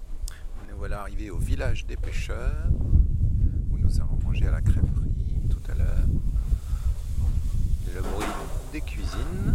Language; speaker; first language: French; native; French